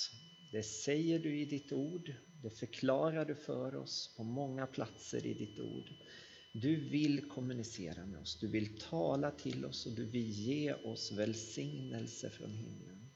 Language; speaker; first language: Swedish; native; Swedish